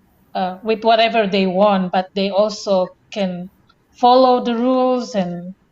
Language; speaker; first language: English; non-native, fluent; Indonesian